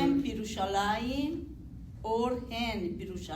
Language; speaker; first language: Hebrew; non-native, learner; English